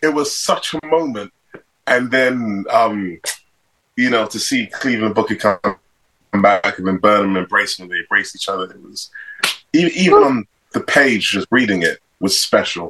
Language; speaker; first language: English; native; English